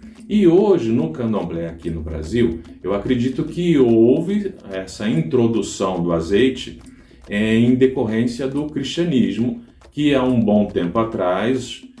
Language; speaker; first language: Portuguese; native; Portuguese